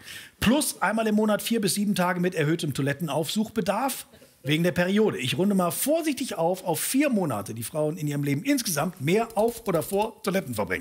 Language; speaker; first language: German; native; German